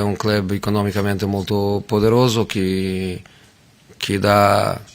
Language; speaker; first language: Italian; non-native, fluent; Portuguese